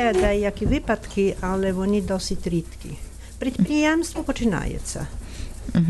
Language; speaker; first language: Ukrainian; non-native, fluent; Italian